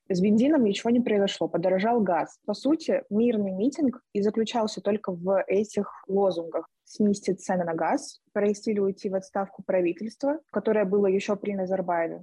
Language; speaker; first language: Russian; native; Russian